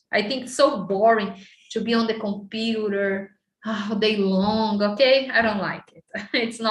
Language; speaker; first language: English; non-native, fluent; Portuguese